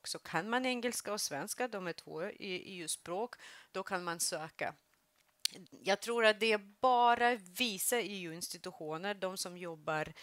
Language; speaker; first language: Swedish; non-native, fluent; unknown